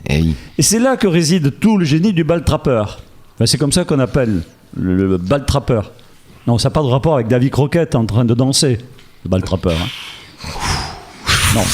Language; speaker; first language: French; native; French